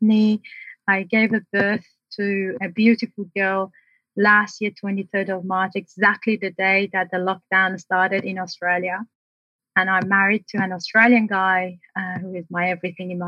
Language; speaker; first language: English; non-native, fluent; Persian